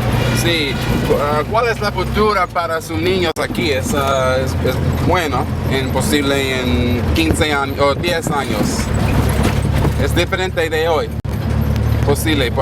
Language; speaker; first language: Spanish; non-native, learner; English